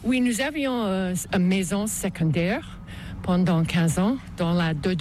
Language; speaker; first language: French; non-native, local second language; English